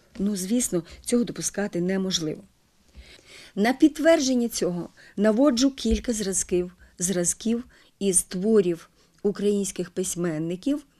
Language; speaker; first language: Ukrainian; native; Ukrainian